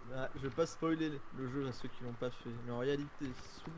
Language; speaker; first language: French; native; French